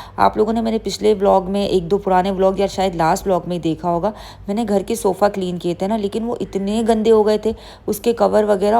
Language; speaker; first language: Urdu; native; Urdu